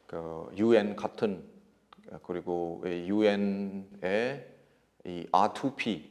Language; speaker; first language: Korean; non-native, learner; Burmese